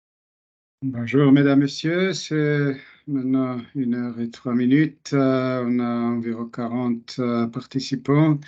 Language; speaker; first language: French; non-native, local second language; German